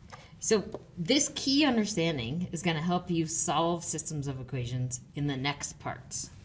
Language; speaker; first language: English; native; English